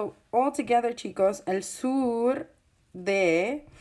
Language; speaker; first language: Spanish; non-native, fluent; English